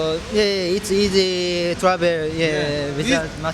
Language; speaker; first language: English; non-native, learner; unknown